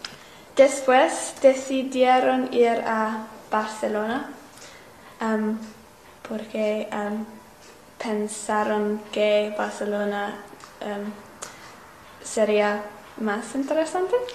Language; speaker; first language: Spanish; non-native, learner; English